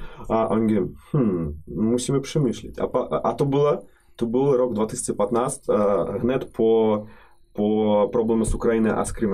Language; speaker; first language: Czech; non-native, fluent; Russian